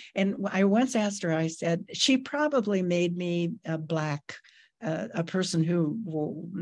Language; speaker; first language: English; native; English